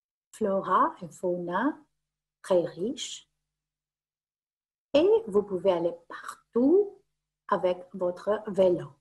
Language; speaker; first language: French; non-native, fluent; Greek